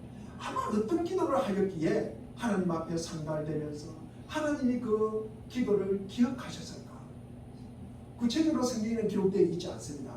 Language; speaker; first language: Korean; native; Korean